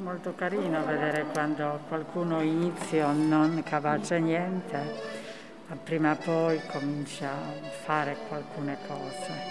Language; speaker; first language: Italian; non-native, learner; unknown